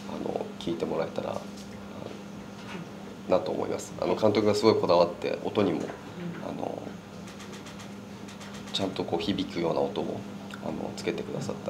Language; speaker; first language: Japanese; native; Japanese